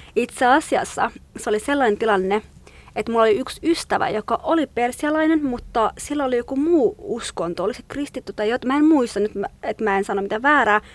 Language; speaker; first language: Finnish; non-native, fluent; Kurdish